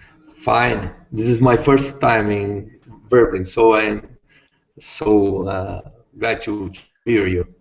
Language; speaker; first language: English; non-native, learner; Portuguese